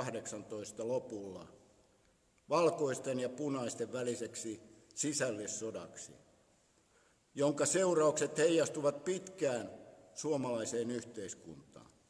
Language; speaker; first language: Finnish; native; Finnish